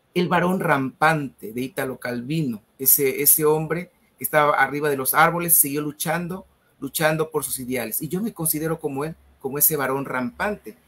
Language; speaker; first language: Spanish; native; Spanish